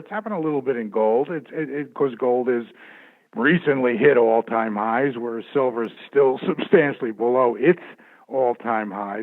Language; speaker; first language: English; native; English